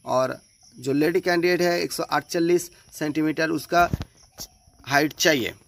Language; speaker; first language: Hindi; non-native, local second language; Bangla